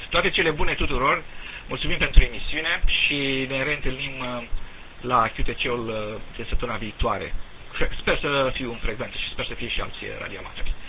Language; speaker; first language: Romanian; native; Romanian